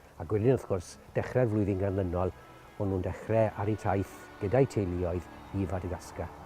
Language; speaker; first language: Welsh; native; Welsh